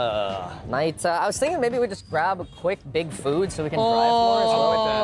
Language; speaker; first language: English; native; English